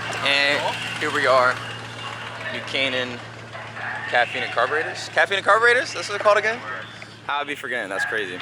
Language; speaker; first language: English; native; English